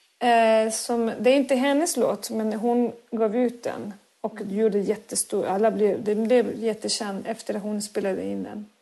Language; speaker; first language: Swedish; non-native, fluent; Spanish